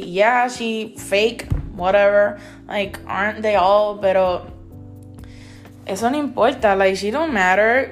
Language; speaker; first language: English; early bilingual, other home language; Spanish